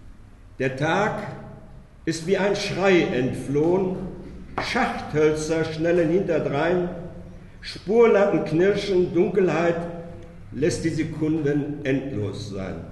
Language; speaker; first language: German; native; German